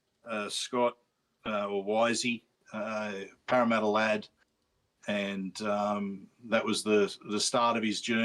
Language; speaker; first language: English; native; English